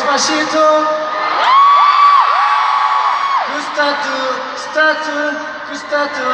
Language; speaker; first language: Spanish; non-native, learner; Korean